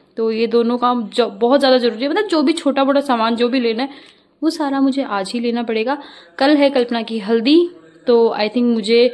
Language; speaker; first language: Hindi; non-native, local second language; Rajasthani